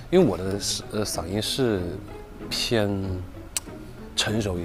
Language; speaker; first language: Chinese; native; Chinese